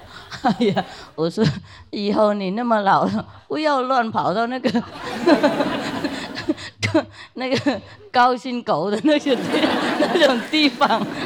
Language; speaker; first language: Chinese; non-native, fluent; Vietnamese